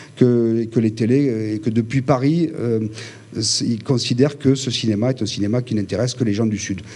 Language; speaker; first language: French; native; French